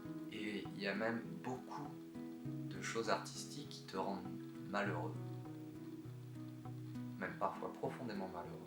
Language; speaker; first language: French; native; French